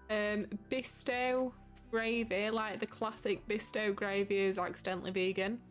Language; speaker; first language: English; native; English